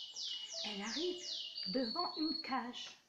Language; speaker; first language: French; non-native, local second language; Arabic